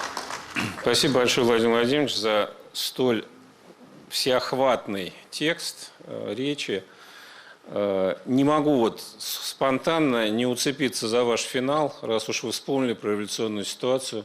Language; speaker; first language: Russian; native; Russian